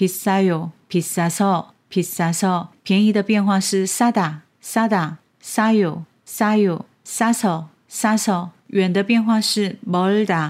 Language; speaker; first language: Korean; non-native, fluent; Chinese